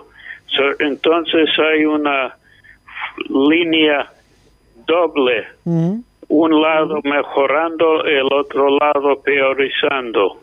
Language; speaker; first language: Spanish; non-native, fluent; English